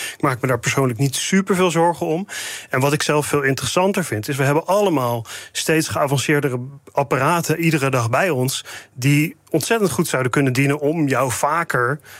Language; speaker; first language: Dutch; native; Dutch